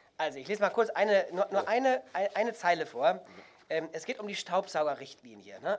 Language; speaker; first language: German; native; German